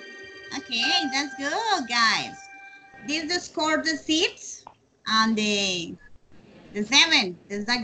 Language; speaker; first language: English; non-native, learner; Spanish